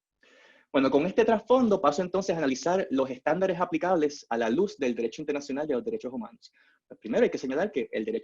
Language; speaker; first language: Spanish; native; Spanish